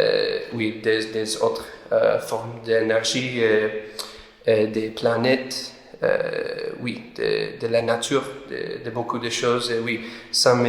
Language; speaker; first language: French; non-native, learner; English